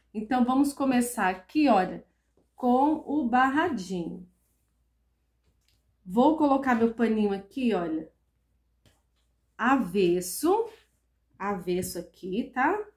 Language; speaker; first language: Portuguese; native; Portuguese